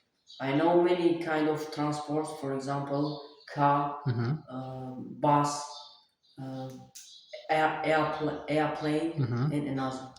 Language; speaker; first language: English; non-native, learner; Tajik